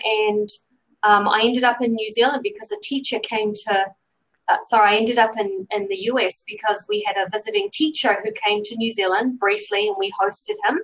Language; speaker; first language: English; native; English